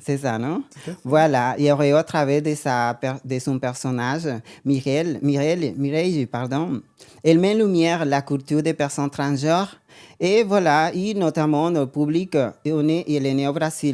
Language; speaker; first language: French; non-native, learner; Spanish